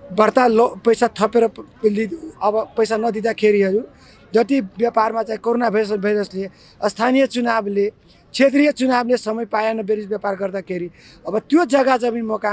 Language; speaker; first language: Nepali; non-native, local second language; Maithili